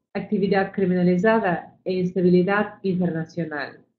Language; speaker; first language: Spanish; non-native, fluent; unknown